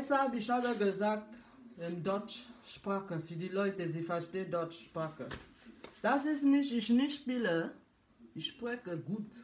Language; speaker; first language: German; non-native, learner; French